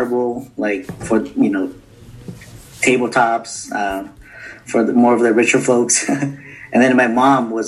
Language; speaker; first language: English; native; English